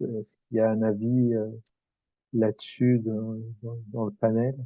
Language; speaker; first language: French; native; French